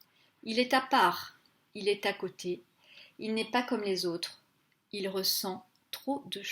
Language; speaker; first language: French; native; French